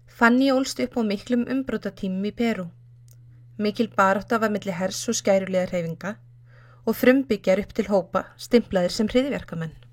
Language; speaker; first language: Icelandic; native; Icelandic